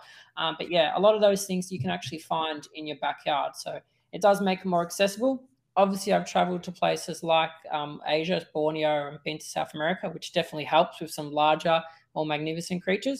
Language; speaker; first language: English; native; English